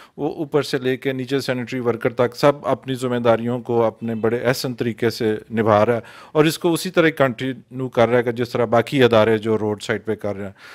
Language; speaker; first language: Urdu; non-native, local second language; Punjabi